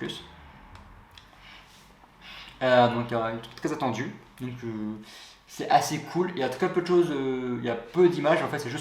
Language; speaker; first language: French; native; French